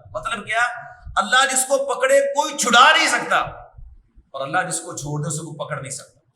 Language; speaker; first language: Urdu; non-native, local second language; Punjabi